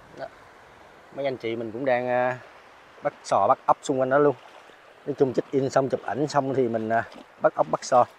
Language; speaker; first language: Vietnamese; non-native, local second language; Eastern Cham